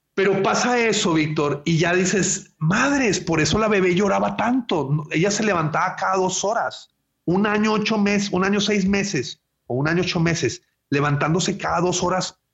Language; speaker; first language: Spanish; native; Spanish